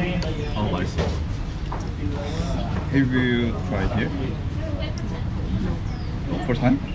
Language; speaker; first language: English; non-native, learner; Korean